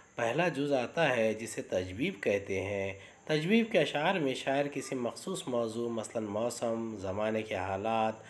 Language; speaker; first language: Urdu; native; Urdu